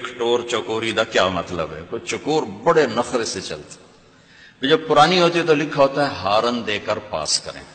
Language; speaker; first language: Urdu; non-native, local second language; Punjabi